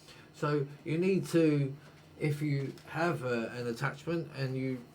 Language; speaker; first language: English; native; English